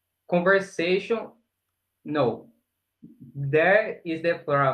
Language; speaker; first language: English; non-native, learner; Portuguese